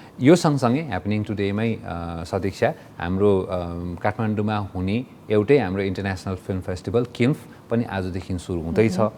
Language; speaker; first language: Nepali; native; Nepali